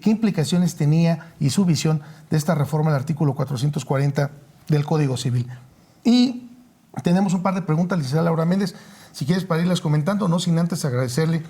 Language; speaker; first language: Spanish; native; Spanish